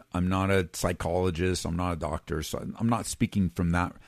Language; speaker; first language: English; native; English